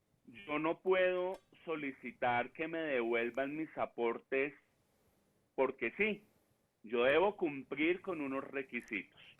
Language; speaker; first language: Spanish; native; Spanish